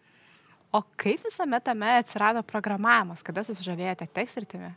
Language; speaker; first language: Lithuanian; native; Lithuanian